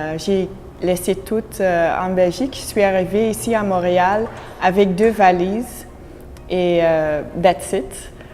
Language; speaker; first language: French; non-native, local second language; Dutch